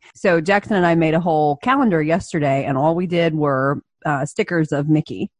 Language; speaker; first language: English; native; English